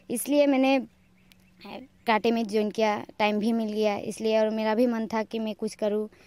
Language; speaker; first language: Hindi; non-native, local second language; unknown